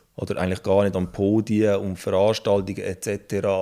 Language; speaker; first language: German; native; German